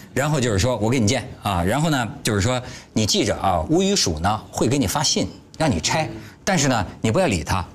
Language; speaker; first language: Chinese; native; Chinese